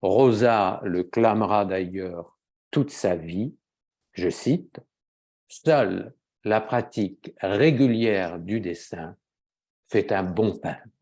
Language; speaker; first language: French; native; French